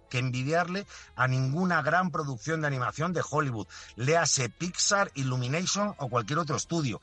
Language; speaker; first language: Spanish; native; Spanish